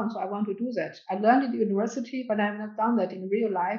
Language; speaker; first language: English; non-native, fluent; Chinese